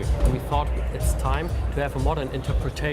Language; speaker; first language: English; non-native, fluent; German